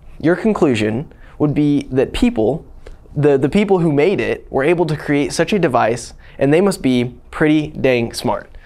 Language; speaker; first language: English; native; English